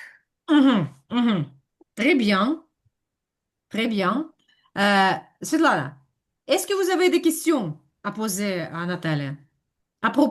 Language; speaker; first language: French; non-native, fluent; Ukrainian